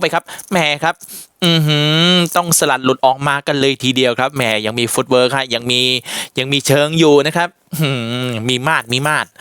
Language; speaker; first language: Thai; native; Thai